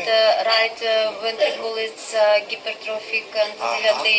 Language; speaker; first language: English; non-native, learner; Russian